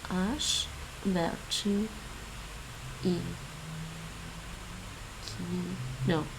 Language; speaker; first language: Lithuanian; non-native, learner; Cantonese